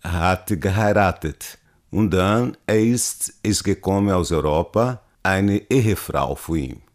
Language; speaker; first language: German; non-native, learner; Portuguese